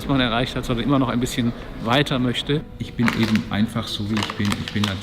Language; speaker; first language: German; native; German